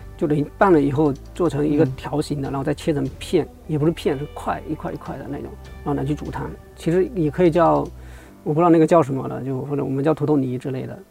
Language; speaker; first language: Chinese; native; Chinese